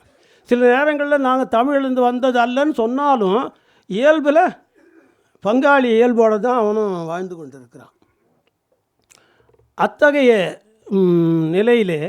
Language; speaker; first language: Tamil; native; Tamil